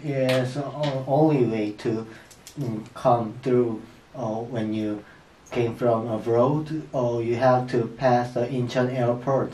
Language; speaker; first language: English; non-native, learner; Korean